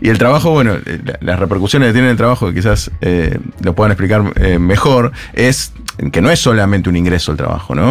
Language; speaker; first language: Spanish; native; Spanish